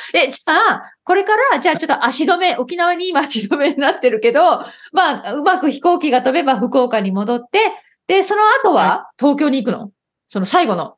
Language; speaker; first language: Japanese; native; Japanese